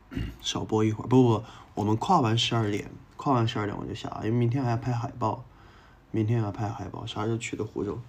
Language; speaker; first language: Chinese; native; Chinese